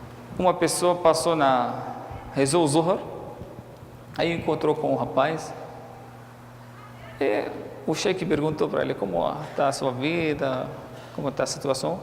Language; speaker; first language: Portuguese; non-native, fluent; Arabic